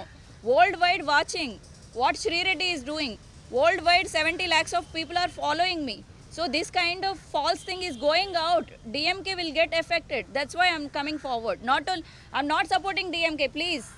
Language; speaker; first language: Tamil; non-native, learner; Telugu